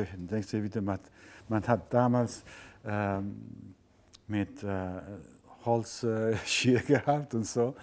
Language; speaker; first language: German; non-native, learner; Italian